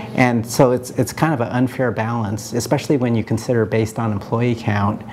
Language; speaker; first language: English; native; English